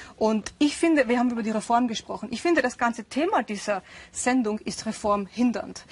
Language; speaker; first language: German; early bilingual, other home language; Urdu